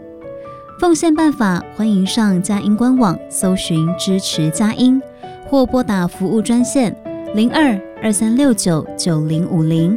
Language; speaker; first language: Chinese; native; Chinese